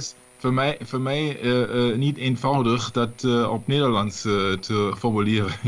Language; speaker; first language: Dutch; non-native, learner; German